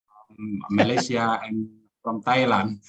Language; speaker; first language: English; non-native, learner; Indonesian